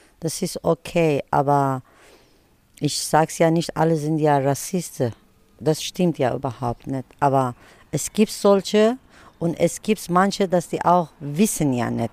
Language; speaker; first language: German; early bilingual, other home language; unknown